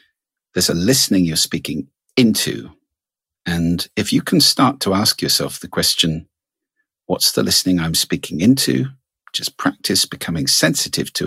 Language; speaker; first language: English; native; English